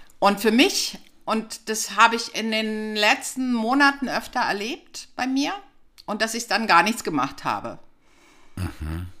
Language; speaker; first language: German; native; German